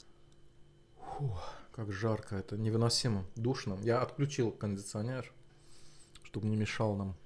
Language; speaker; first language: Russian; non-native, fluent; Azerbaijani